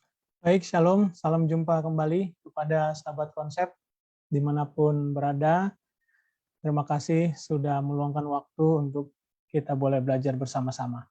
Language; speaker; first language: Indonesian; native; Indonesian